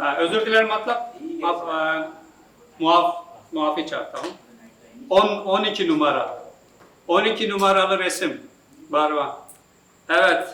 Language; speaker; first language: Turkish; non-native, fluent; Urdu